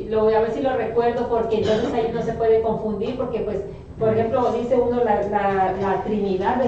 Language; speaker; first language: Spanish; native; Spanish